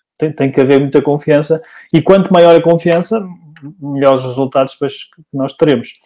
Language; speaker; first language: Portuguese; native; Portuguese